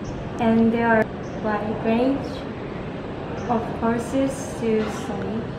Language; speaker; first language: English; non-native, fluent; Japanese